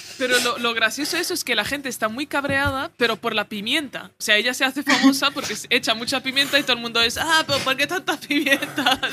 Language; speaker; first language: Spanish; early bilingual, other home language; Arabic